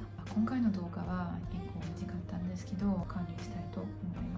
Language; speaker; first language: Japanese; non-native, fluent; Hungarian